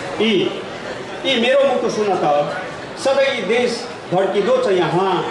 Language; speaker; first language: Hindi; non-native, local second language; Nepali